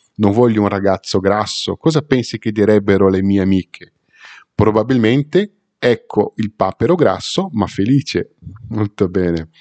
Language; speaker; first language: Italian; non-native, fluent; Portuguese